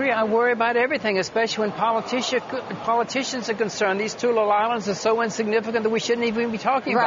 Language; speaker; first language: English; native; English